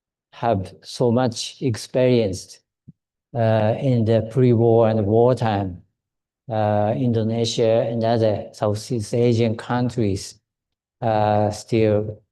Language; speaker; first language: English; non-native, fluent; Japanese